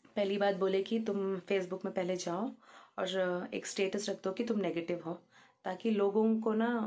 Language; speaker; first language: Hindi; non-native, local second language; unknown